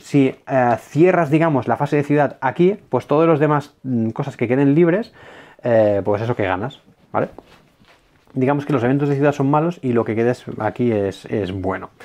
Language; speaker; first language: Spanish; native; Spanish